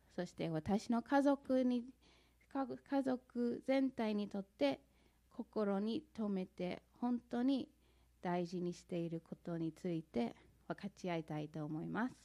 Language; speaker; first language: Japanese; non-native, fluent; English